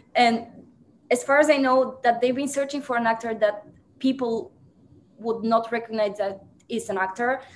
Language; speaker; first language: English; non-native, fluent; Bulgarian